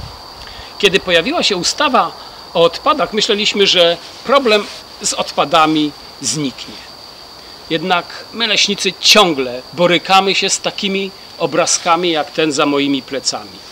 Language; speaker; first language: Polish; native; Polish